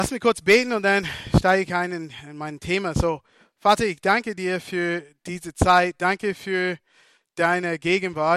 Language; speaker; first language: German; non-native, fluent; English